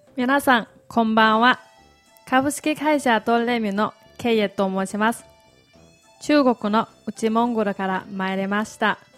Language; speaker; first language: Japanese; non-native, fluent; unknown